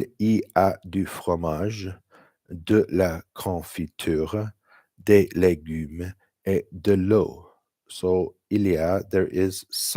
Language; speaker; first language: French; non-native, learner; English